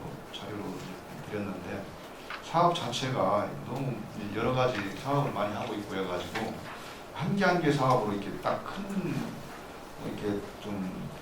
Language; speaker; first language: Korean; native; Korean